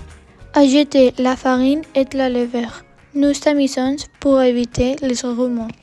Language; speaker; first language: French; non-native, learner; English